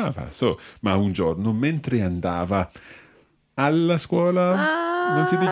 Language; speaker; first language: Italian; non-native, fluent; English